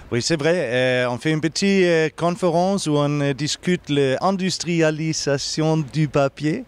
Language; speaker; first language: French; non-native, fluent; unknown